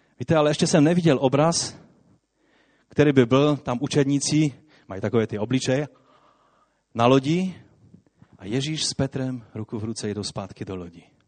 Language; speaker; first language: Czech; non-native, local second language; Polish